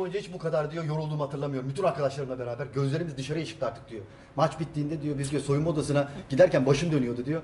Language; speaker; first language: Turkish; native; Turkish